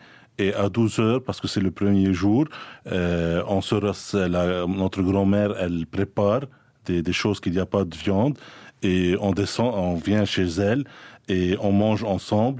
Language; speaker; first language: French; non-native, local second language; Arabic